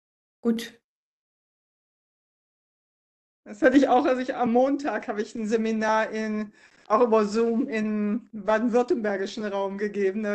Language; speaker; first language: German; native; German